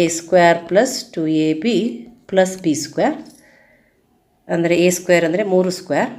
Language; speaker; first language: Kannada; native; Kannada